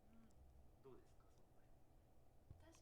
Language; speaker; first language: Japanese; native; Japanese